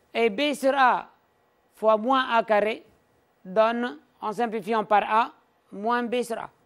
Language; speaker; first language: French; non-native, local second language; Arabic